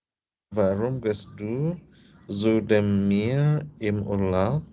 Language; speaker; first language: German; non-native, learner; Indonesian